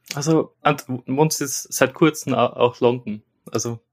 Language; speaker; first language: German; native; German